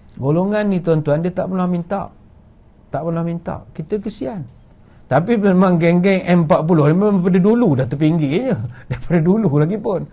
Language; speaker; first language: Malay; native; Malay